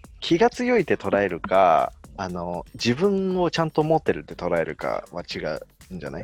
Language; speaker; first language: Japanese; native; Japanese